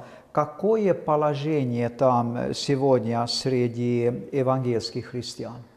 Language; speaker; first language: Russian; non-native, fluent; Swedish